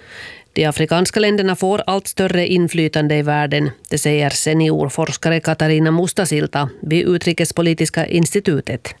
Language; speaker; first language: Swedish; native; Swedish